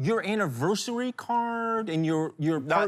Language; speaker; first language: English; native; English